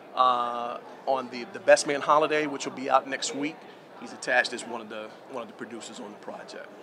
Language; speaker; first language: English; native; English